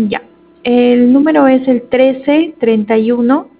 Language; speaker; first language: Spanish; native; Spanish